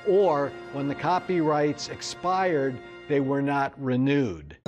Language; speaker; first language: English; native; English